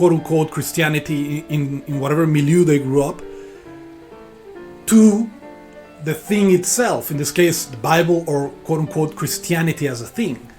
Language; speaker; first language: English; non-native, fluent; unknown